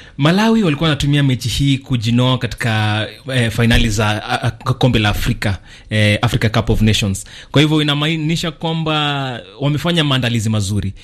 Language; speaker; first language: Swahili; native; Swahili